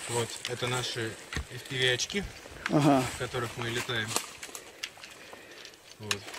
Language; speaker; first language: Russian; native; Russian